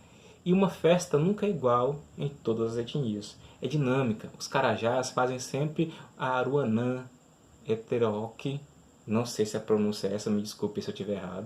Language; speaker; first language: Portuguese; native; Portuguese